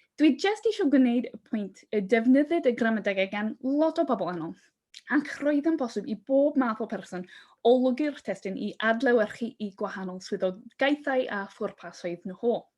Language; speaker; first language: Welsh; non-native, fluent; English